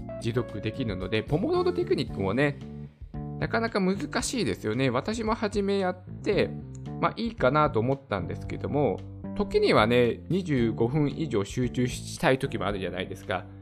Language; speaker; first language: Japanese; native; Japanese